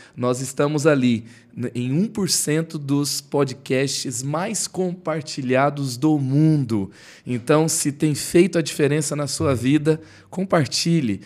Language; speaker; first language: Portuguese; native; Portuguese